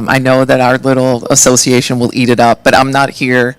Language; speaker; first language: English; native; English